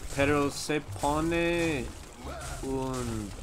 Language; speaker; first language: Spanish; non-native, learner; English